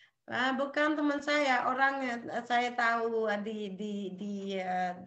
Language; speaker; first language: Indonesian; non-native, local second language; Javanese